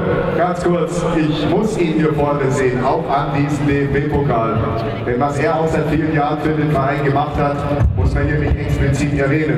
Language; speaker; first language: German; native; German